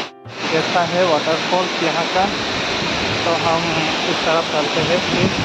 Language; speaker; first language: Hindi; non-native, local second language; Kok Borok